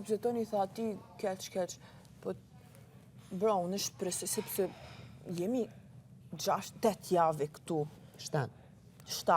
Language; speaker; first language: Albanian; early bilingual, heritage; Italian